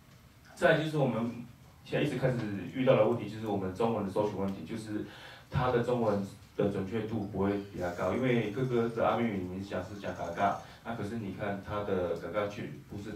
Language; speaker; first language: Chinese; native; Chinese